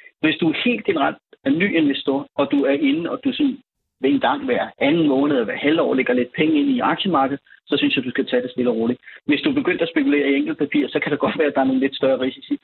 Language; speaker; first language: Danish; native; Danish